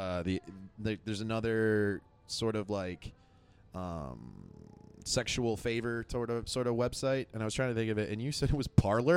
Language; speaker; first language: English; native; English